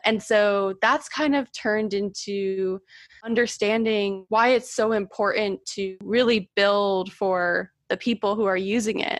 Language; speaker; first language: English; native; English